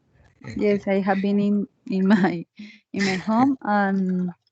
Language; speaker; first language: English; non-native, learner; Spanish